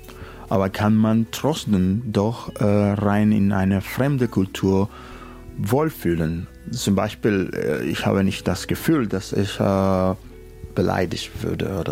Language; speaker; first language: German; non-native, fluent; Spanish